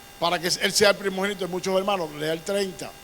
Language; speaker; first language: Spanish; native; Spanish